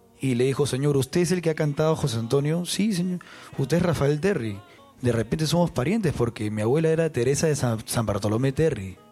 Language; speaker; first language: Spanish; native; Spanish